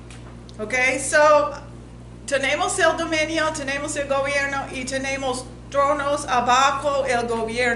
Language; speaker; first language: Spanish; non-native, learner; English